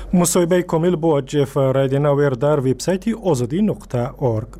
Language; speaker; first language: Persian; native; Persian